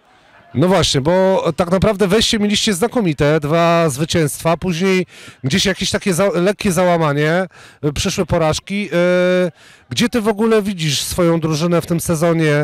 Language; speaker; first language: Polish; native; Polish